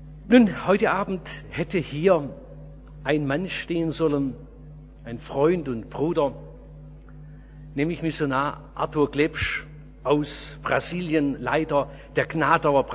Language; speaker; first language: German; native; German